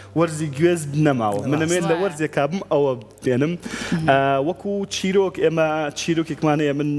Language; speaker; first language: Central Kurdish; non-native, local second language; Gurani